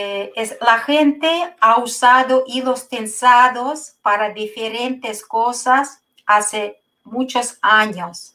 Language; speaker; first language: Spanish; non-native, fluent; Russian